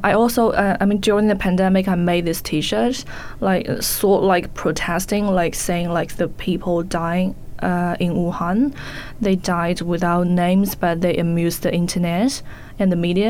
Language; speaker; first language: English; non-native, fluent; Chinese